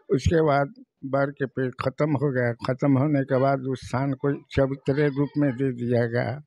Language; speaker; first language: Hindi; native; Hindi